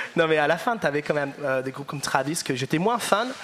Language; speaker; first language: French; non-native, fluent; English